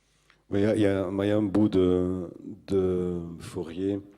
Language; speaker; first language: French; non-native, fluent; Catalan